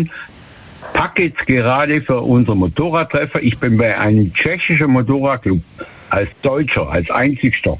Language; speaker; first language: German; native; German